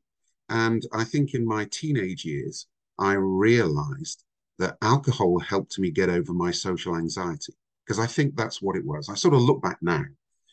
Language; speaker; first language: English; native; English